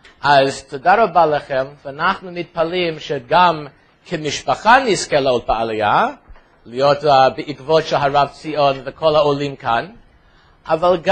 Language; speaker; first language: Hebrew; non-native, fluent; English